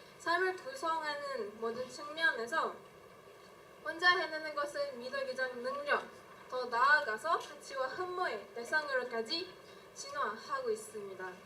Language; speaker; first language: Korean; non-native, fluent; Malay